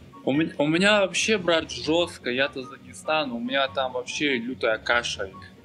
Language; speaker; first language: Russian; non-native, local second language; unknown